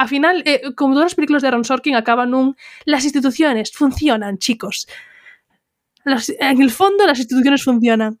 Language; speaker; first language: Spanish; non-native, local second language; Galician